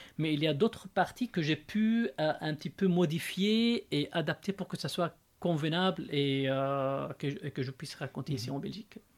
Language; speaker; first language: French; non-native, local second language; Arabic